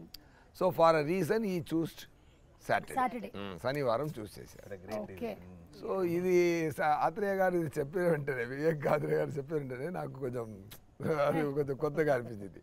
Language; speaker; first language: Telugu; non-native, local second language; Tamil